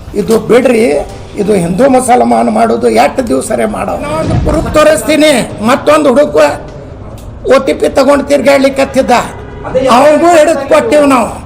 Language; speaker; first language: Kannada; non-native, local second language; Urdu